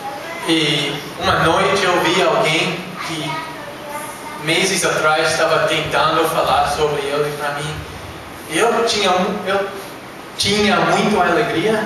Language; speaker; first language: Portuguese; non-native, learner; English